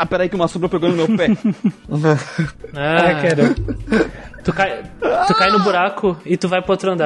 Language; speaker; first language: Portuguese; native; Portuguese